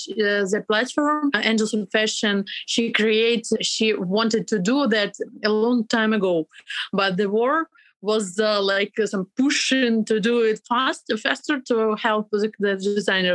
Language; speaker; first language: English; non-native, learner; Ukrainian